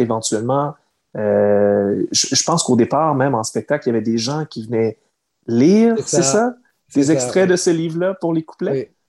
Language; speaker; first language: French; native; French